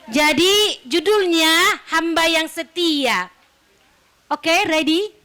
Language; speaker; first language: Indonesian; non-native, local second language; Batak Toba